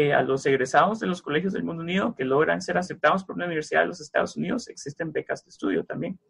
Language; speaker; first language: Spanish; native; Spanish